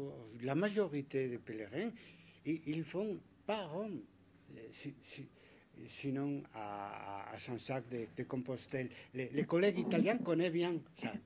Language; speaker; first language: French; non-native, fluent; Spanish